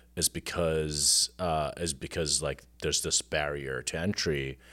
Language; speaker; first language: English; non-native, fluent; Arabic